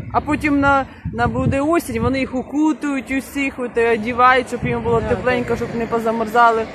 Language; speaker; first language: Ukrainian; non-native, local second language; Russian